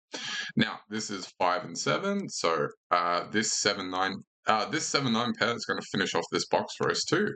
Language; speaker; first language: English; native; English